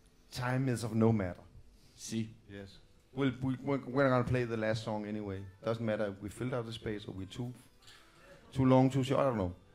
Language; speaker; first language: English; non-native, fluent; Danish